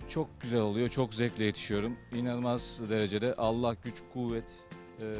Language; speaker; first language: Turkish; native; Turkish